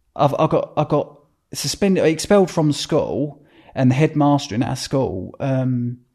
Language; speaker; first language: English; native; English